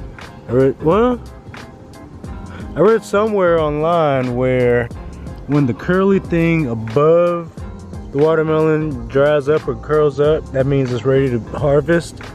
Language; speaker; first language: English; native; English